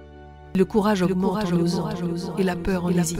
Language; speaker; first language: French; native; French